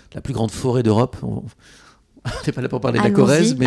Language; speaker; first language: French; native; French